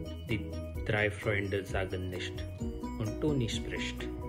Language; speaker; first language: German; non-native, learner; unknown